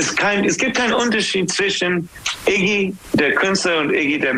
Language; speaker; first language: German; non-native, fluent; English